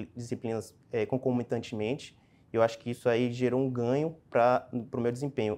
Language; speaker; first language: Portuguese; native; Portuguese